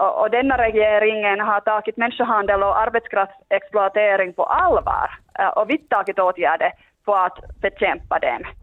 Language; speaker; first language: Swedish; non-native, local second language; Finnish